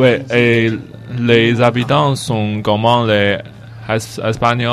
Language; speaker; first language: French; non-native, learner; Chinese